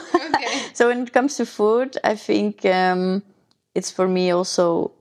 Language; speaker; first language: English; non-native, fluent; Dutch